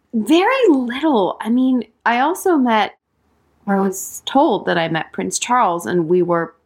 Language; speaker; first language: English; native; English